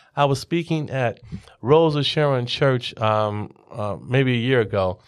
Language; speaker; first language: English; native; English